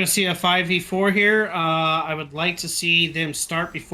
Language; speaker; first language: English; native; English